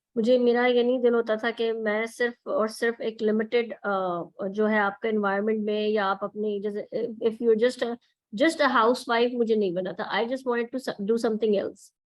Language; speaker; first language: Urdu; native; Urdu